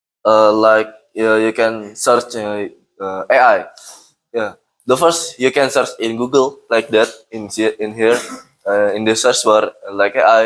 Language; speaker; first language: English; non-native, learner; Indonesian